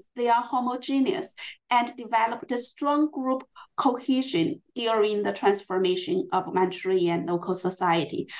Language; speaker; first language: English; non-native, fluent; Chinese